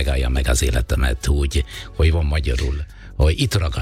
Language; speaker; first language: Hungarian; non-native, fluent; Italian